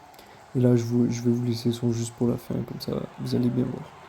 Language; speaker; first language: French; native; French